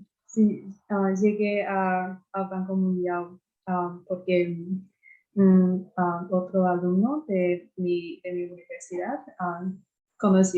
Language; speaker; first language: Spanish; non-native, fluent; English